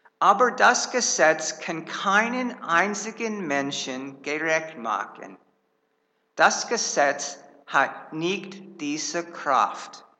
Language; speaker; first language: German; non-native, fluent; English